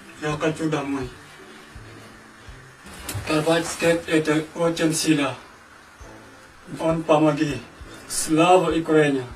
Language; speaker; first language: Russian; non-native, learner; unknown